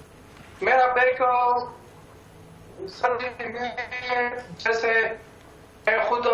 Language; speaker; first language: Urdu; non-native, local second language; Pashto